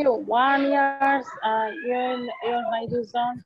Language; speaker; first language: English; non-native, learner; Bangla